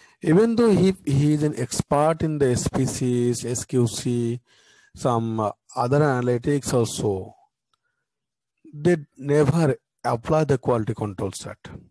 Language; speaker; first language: English; non-native, local second language; Bangla